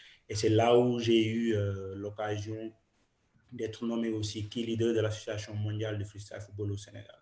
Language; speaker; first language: French; non-native, local second language; Wolof